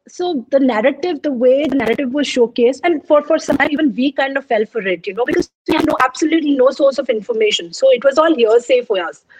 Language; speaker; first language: English; non-native, local second language; Punjabi